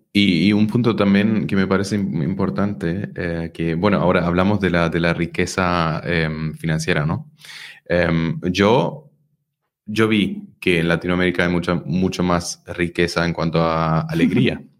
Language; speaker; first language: Spanish; non-native, fluent; German